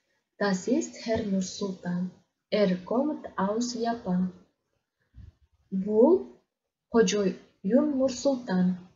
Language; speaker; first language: German; non-native, fluent; Kyrgyz